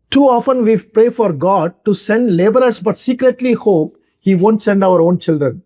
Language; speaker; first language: English; non-native, local second language; Telugu